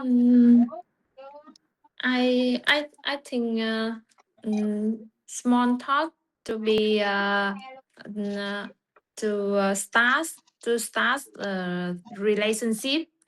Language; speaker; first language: English; non-native, learner; Vietnamese